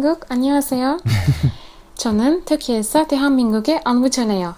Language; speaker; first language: Korean; non-native, learner; Turkish